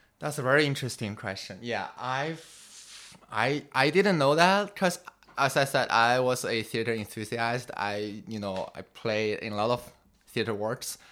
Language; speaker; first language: English; non-native, fluent; Chinese